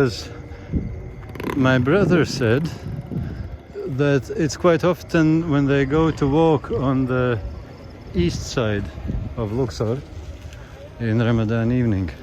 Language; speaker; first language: English; non-native, fluent; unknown